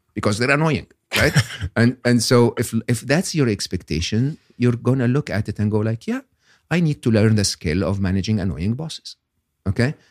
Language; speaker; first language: English; non-native, fluent; Arabic